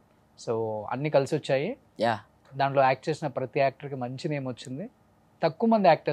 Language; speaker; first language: Telugu; native; Telugu